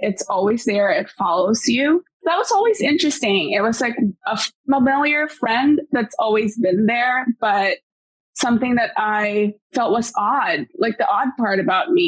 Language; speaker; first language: English; non-native, local second language; Hiligaynon